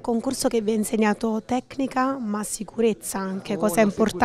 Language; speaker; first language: Italian; native; Italian